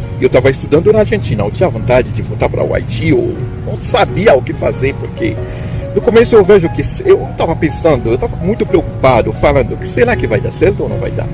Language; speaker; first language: Portuguese; non-native, fluent; Haitian Creole